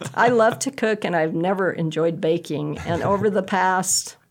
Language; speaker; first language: English; native; English